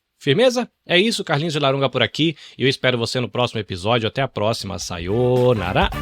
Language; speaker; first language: Portuguese; native; Portuguese